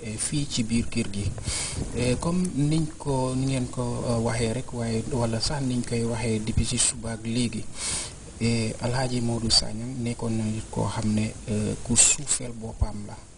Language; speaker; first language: Wolof; native; Wolof